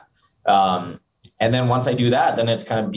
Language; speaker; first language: English; native; English